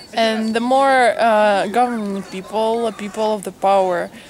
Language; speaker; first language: English; non-native, fluent; Russian